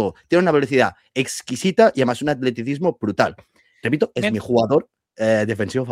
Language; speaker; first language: Spanish; native; Spanish